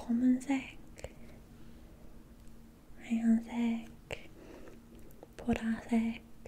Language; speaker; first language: Korean; non-native, learner; English